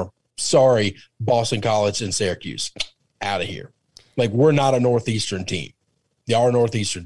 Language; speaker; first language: English; native; English